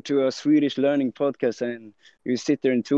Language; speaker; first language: English; non-native, fluent; Swedish